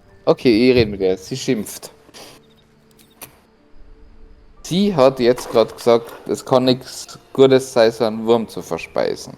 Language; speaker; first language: German; native; German